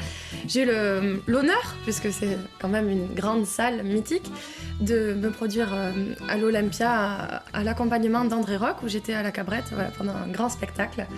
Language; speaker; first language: French; native; French